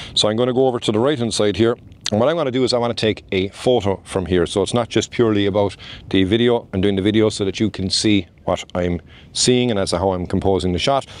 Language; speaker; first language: English; native; English